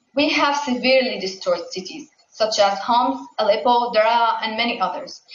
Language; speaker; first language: English; non-native, fluent; Arabic